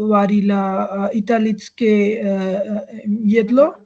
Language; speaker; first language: Czech; non-native, learner; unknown